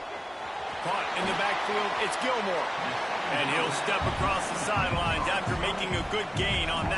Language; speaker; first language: English; native; English